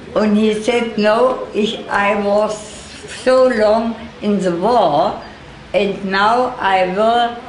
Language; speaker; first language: English; non-native, learner; German